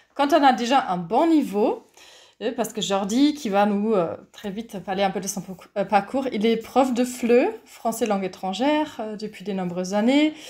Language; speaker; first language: French; non-native, fluent; German